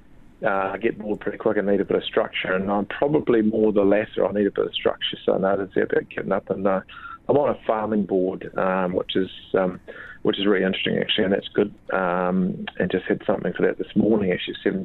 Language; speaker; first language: English; native; English